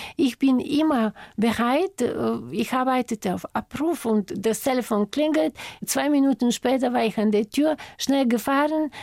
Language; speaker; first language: German; non-native, fluent; Bulgarian